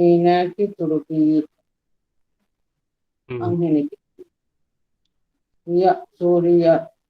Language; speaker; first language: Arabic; non-native, learner; Divehi